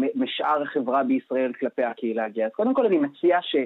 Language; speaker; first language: Hebrew; native; Hebrew